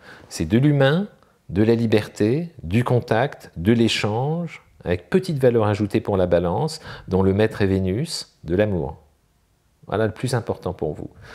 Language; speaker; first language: French; native; French